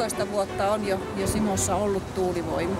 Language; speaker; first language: Finnish; native; Finnish